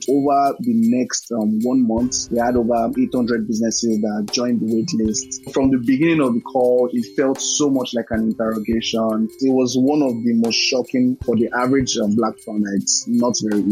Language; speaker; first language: English; non-native, local second language; Yoruba